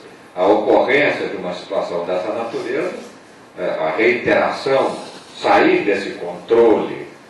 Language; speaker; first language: Portuguese; native; Portuguese